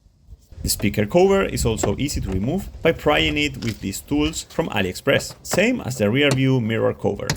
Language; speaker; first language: English; non-native, fluent; Spanish